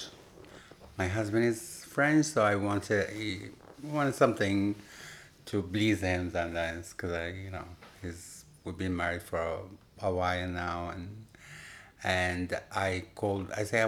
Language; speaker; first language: English; non-native, fluent; Arabic